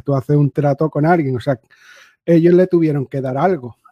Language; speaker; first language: Spanish; native; Spanish